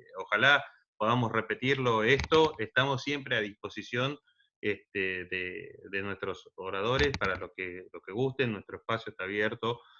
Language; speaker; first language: Spanish; native; Spanish